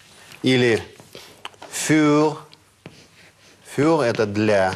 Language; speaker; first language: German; non-native, fluent; Russian